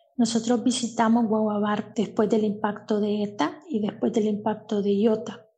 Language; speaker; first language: Spanish; native; Spanish